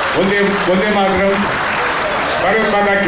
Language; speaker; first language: Hindi; non-native, local second language; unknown